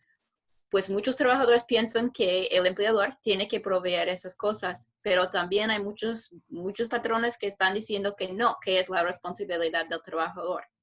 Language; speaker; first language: Spanish; non-native, fluent; English